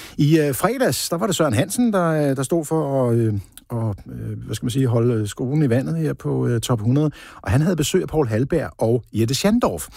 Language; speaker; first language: Danish; native; Danish